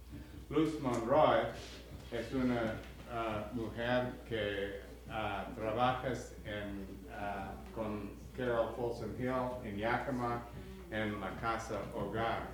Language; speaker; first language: Spanish; non-native, learner; English